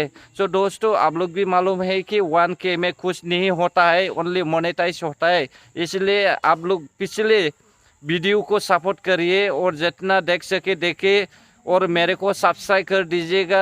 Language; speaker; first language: Hindi; non-native, local second language; Bodo